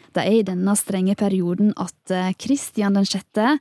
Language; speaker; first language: Norwegian; native; Norwegian